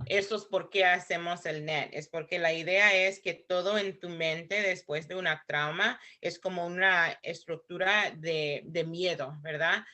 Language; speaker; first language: Spanish; early bilingual, heritage; Spanish